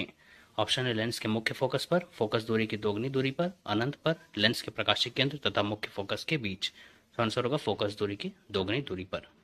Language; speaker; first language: Hindi; native; Hindi